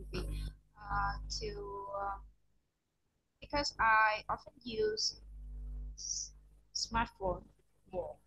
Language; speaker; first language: English; non-native, learner; Vietnamese